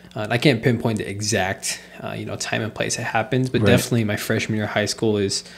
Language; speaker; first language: English; native; English